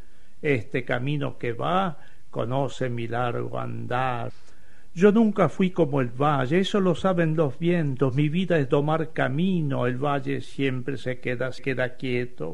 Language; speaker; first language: Spanish; native; Spanish